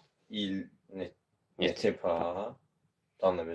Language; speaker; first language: French; non-native, learner; Azerbaijani